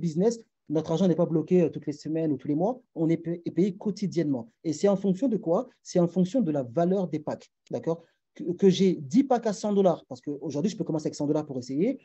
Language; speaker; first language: French; native; French